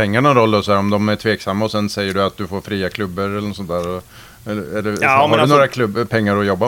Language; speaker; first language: Swedish; native; Swedish